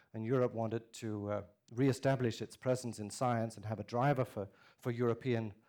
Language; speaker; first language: English; non-native, fluent; Danish